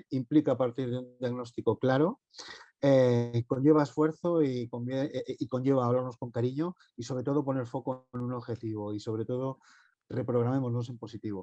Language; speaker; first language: Spanish; native; Spanish